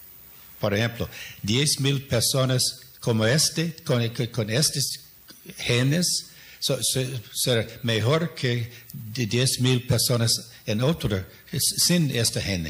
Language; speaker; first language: Spanish; non-native, fluent; English